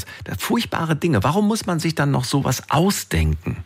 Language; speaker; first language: German; native; German